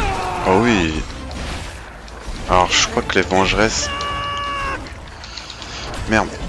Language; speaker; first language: French; native; French